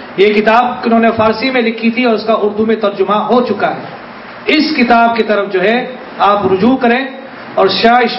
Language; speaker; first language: Urdu; native; Urdu